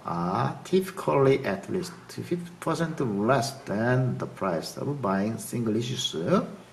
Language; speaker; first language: English; non-native, fluent; Korean